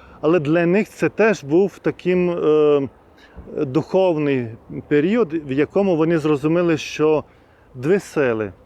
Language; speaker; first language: Ukrainian; non-native, fluent; Lithuanian